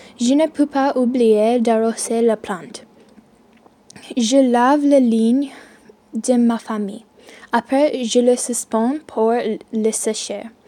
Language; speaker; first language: French; non-native, learner; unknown